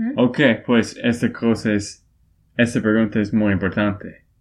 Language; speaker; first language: Spanish; non-native, fluent; English